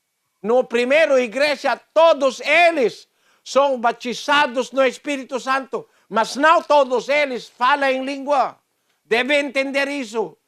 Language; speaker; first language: Portuguese; non-native, learner; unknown